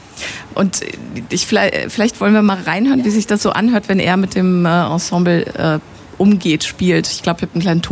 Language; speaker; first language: German; native; German